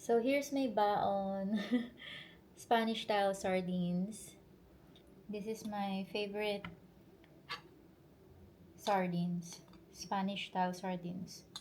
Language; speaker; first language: English; non-native, local second language; Filipino